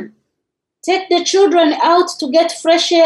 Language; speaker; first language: English; non-native, local second language; Kinyarwanda